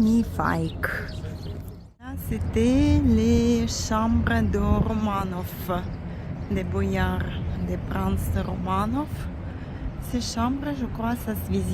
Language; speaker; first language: French; non-native, fluent; Russian